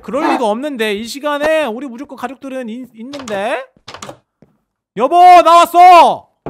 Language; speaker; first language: Korean; native; Korean